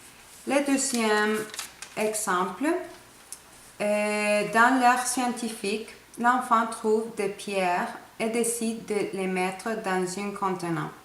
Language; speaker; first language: French; non-native, fluent; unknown